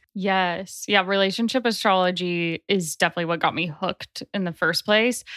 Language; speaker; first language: English; native; English